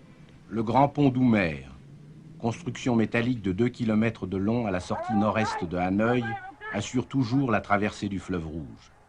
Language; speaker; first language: French; native; French